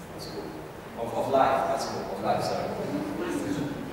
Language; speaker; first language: English; non-native, fluent; Lithuanian